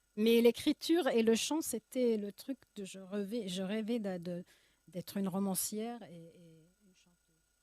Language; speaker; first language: French; early bilingual, other home language; Arabic